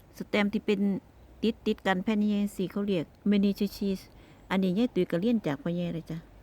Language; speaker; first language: Thai; native; Thai